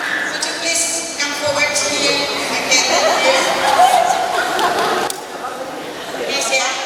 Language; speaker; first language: English; non-native, fluent; Indonesian